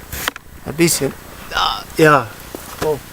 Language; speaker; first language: German; non-native, learner; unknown